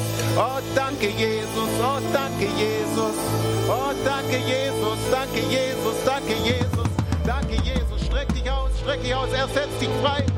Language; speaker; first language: German; native; German